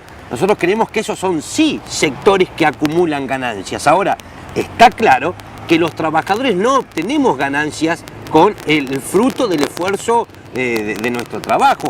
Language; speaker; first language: Spanish; native; Spanish